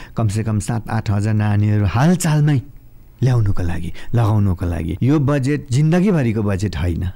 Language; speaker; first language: Nepali; native; Nepali